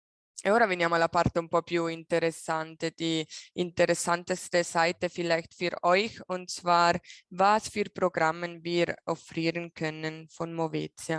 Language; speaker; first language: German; non-native, local second language; Italian